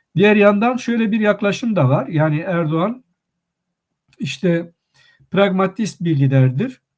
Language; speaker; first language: Turkish; non-native, local second language; Kurdish